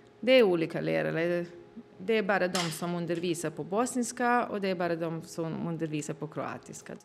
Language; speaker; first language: Swedish; non-native, fluent; Bosnian